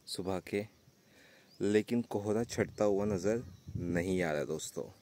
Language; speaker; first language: Hindi; native; Hindi